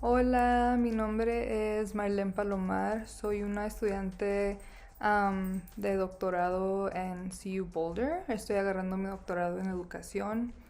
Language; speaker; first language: Spanish; early bilingual, other home language; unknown